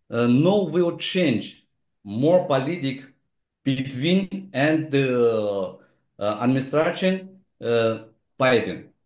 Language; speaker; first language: English; non-native, learner; Chinese